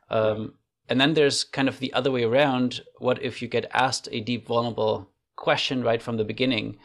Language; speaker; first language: English; non-native, fluent; German